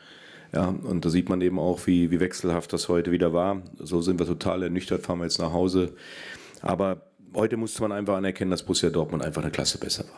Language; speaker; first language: German; native; German